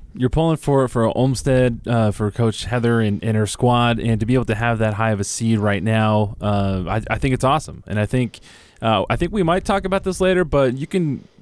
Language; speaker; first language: English; native; English